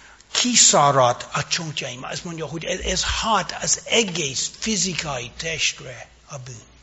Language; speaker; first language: Hungarian; non-native, fluent; English